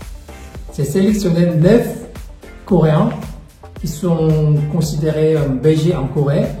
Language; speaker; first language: French; non-native, fluent; Korean